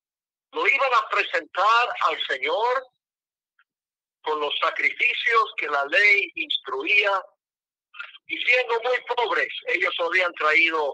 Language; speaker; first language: Spanish; non-native, fluent; English